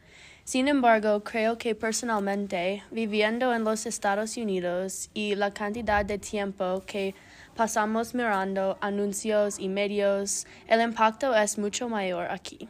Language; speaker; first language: Spanish; non-native, learner; English